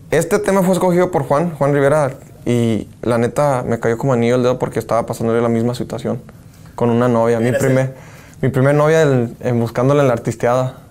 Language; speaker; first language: Spanish; early bilingual, heritage; Spanish